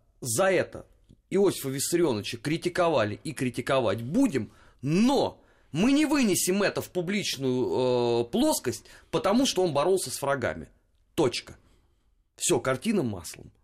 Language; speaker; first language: Russian; native; Russian